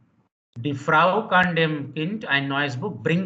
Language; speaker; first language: German; non-native, fluent; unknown